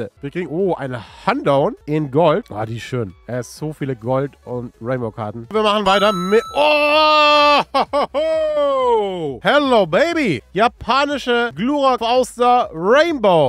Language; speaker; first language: German; native; German